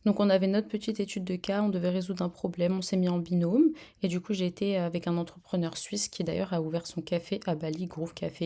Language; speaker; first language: French; native; French